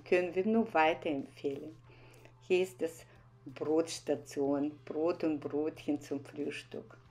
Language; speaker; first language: German; non-native, fluent; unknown